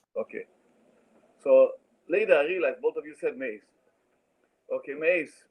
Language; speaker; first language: English; non-native, learner; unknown